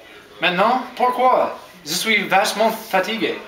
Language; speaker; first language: French; non-native, learner; English